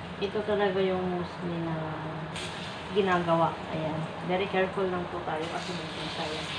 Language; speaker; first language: Filipino; non-native, local second language; Iloko